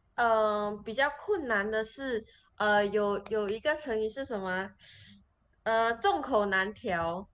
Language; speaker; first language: Chinese; native; Chinese